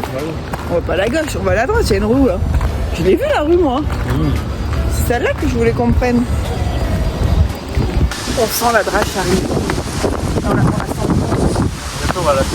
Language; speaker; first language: French; native; French